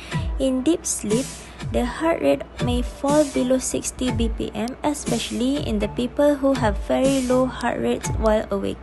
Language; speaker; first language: English; non-native, local second language; Malay